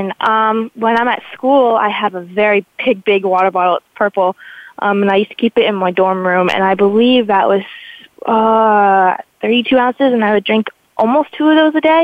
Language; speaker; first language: English; native; English